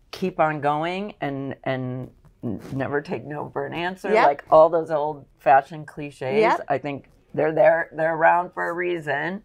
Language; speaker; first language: English; native; English